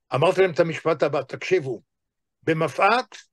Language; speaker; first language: Hebrew; native; Hebrew